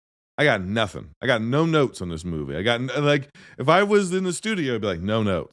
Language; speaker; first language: English; native; English